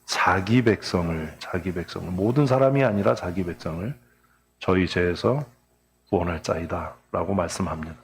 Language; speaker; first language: Korean; native; Korean